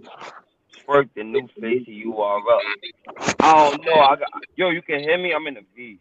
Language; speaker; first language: English; native; English